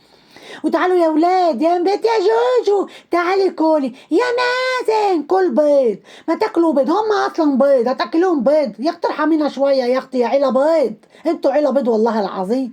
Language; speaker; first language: Arabic; native; Arabic